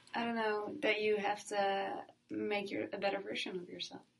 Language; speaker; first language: English; non-native, fluent; Dutch